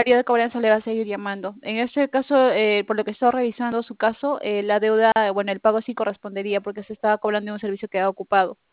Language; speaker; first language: Spanish; native; Spanish